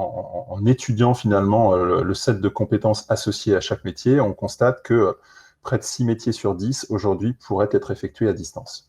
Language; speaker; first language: French; native; French